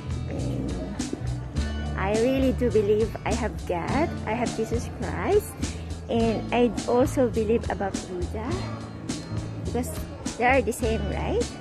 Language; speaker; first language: English; non-native, local second language; Filipino